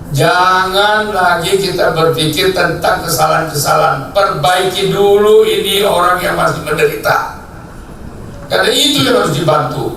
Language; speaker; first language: Indonesian; native; Indonesian